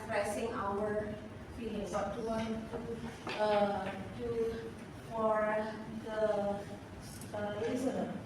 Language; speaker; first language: English; non-native, fluent; Indonesian